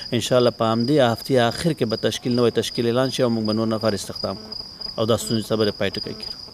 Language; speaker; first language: Pashto; non-native, local second language; Persian